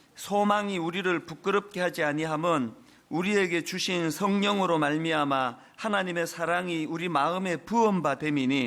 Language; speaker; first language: Korean; native; Korean